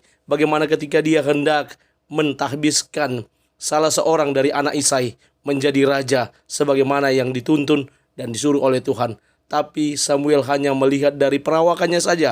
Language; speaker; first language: Indonesian; native; Indonesian